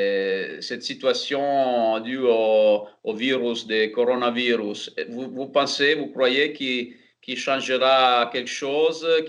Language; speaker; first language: French; non-native, fluent; Italian